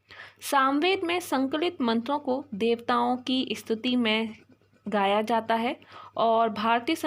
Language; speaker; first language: Hindi; native; Hindi